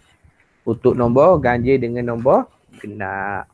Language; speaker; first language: Malay; native; Malay